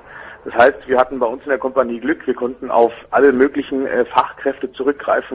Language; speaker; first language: German; native; German